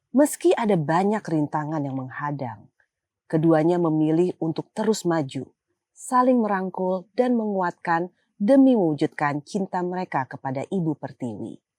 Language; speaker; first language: Indonesian; native; Indonesian